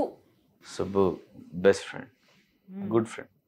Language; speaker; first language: Telugu; non-native, local second language; Hindi